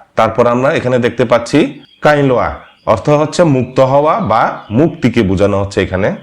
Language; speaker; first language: Bangla; non-native, local second language; Marma